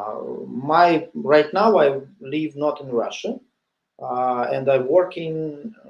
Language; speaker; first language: English; non-native, learner; Russian